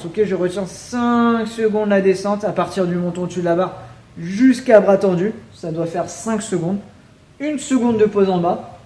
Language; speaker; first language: French; native; French